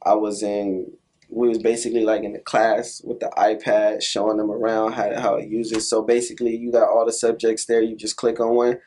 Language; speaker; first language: English; native; English